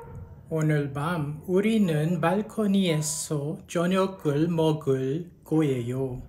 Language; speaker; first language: Korean; non-native, learner; Filipino